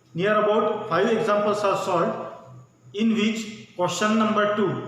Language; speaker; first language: Hindi; non-native, local second language; Marathi